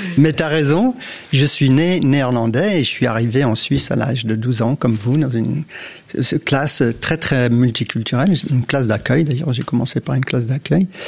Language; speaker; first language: French; early bilingual, other home language; Dutch